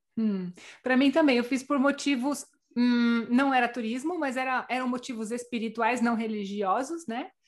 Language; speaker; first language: Portuguese; native; Portuguese